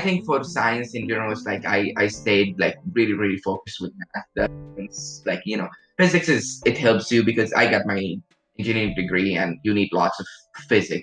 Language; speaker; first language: English; non-native, fluent; Arabic